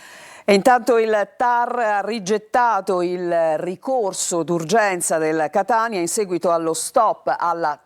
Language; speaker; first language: Italian; native; Italian